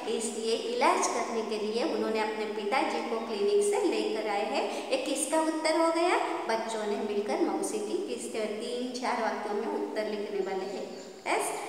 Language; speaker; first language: Hindi; non-native, local second language; Kannada